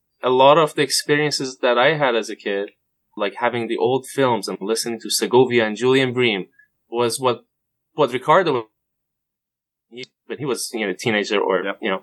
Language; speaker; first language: English; non-native, fluent; Persian